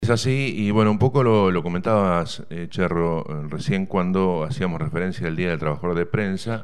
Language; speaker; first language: Spanish; native; Spanish